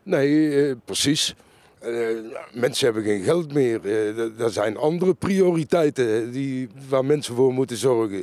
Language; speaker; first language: Dutch; native; Dutch